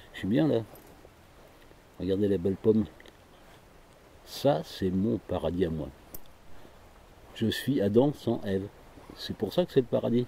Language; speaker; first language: French; native; French